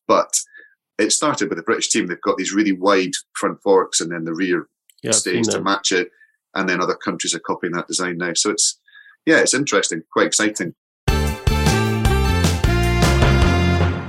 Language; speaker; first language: English; native; English